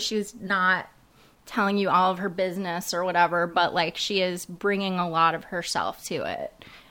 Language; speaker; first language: English; native; English